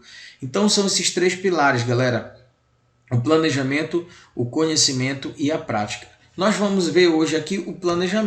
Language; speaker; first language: Portuguese; native; Portuguese